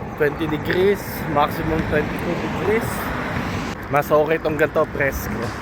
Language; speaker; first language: Filipino; native; Filipino